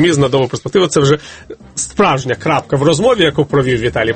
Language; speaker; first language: Ukrainian; native; Ukrainian